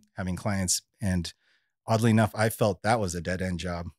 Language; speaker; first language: English; native; English